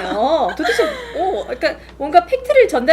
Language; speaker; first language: Korean; native; Korean